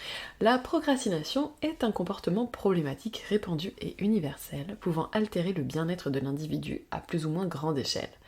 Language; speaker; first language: French; native; French